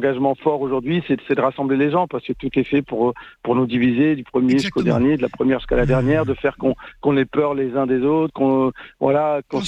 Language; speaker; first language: French; native; French